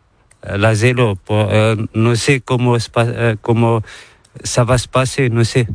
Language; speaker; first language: Spanish; non-native, learner; Arabic